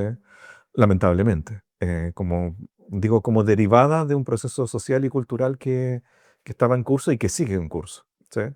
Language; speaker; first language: Spanish; native; Spanish